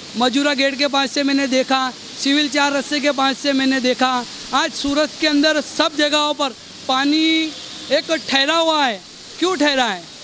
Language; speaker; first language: Hindi; non-native, local second language; Gujarati